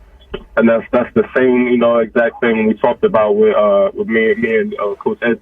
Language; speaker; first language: English; native; English